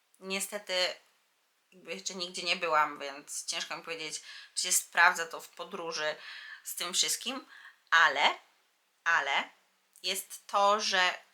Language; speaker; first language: Polish; native; Polish